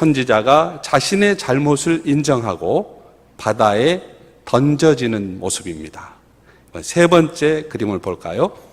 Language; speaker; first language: Korean; native; Korean